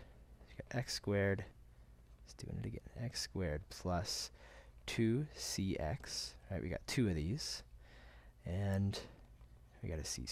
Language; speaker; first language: English; native; English